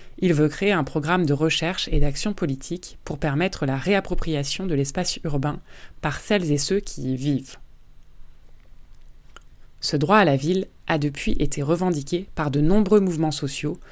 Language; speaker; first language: French; native; French